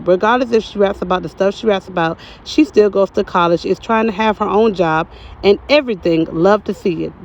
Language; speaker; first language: English; native; English